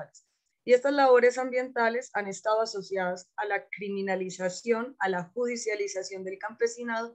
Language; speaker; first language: Spanish; native; Spanish